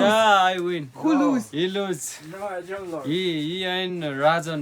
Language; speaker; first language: English; non-native, learner; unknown